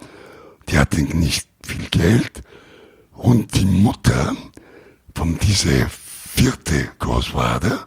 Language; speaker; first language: German; non-native, learner; Italian